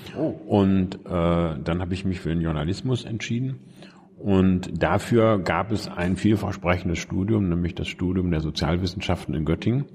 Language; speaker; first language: German; native; German